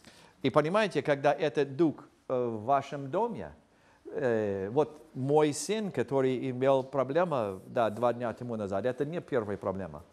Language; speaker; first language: Russian; non-native, fluent; English